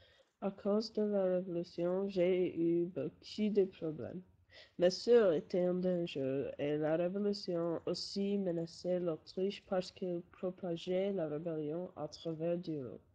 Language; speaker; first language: French; non-native, learner; English